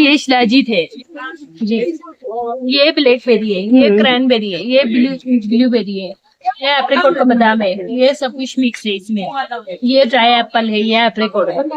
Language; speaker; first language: Hindi; non-native, local second language; Balti